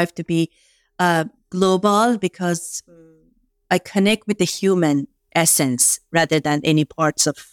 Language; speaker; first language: English; non-native, fluent; Persian